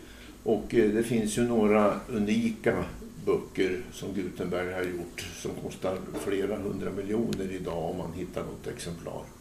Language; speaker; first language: Swedish; native; Swedish